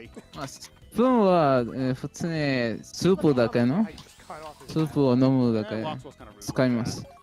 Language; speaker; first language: Japanese; non-native, learner; Spanish